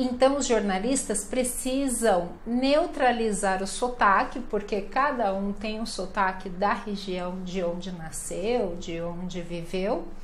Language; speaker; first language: Portuguese; native; Portuguese